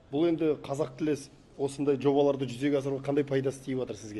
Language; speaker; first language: Kazakh; native; Kazakh